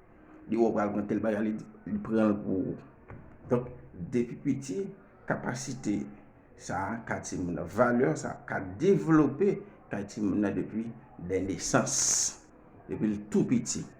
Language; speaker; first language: French; non-native, learner; Haitian Creole